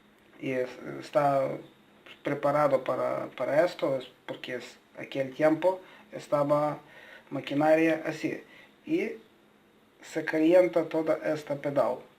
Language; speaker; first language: Spanish; non-native, learner; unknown